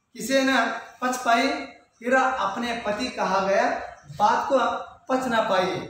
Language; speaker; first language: Hindi; non-native, local second language; Kannada